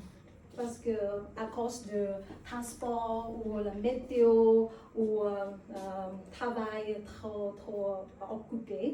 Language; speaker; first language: French; non-native, learner; Vietnamese